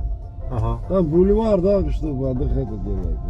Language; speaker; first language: Russian; non-native, fluent; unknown